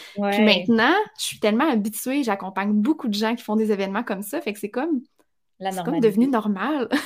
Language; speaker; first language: French; native; French